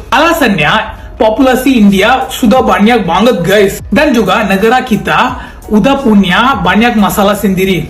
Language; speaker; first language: Indonesian; non-native, fluent; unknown